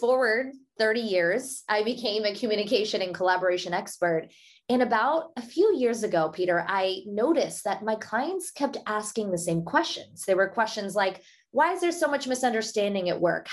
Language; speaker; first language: English; early bilingual, other home language; Hindi